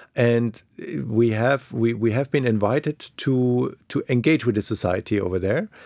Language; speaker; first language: English; non-native, fluent; German